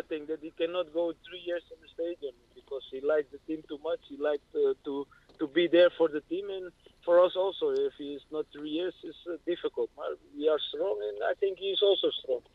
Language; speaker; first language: English; non-native, learner; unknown